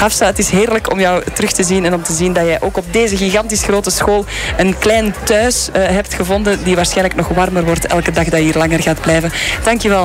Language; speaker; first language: Dutch; native; Dutch